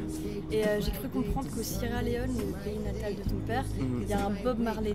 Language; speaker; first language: French; native; French